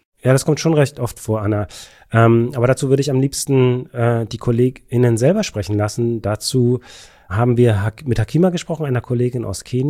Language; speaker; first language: German; native; German